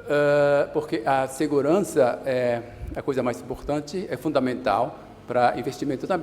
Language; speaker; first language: Portuguese; non-native, fluent; Japanese